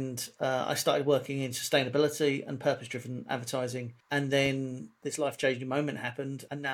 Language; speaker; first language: English; native; English